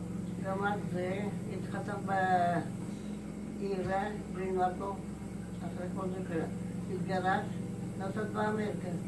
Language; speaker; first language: Hebrew; non-native, learner; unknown